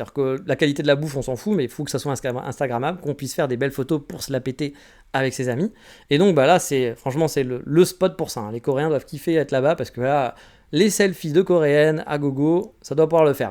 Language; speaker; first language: French; native; French